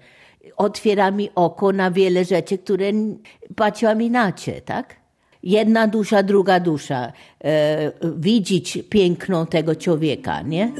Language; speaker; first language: Polish; non-native, fluent; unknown